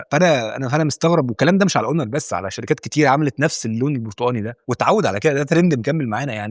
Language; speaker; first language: Arabic; native; Arabic